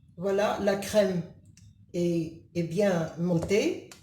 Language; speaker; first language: French; non-native, local second language; Arabic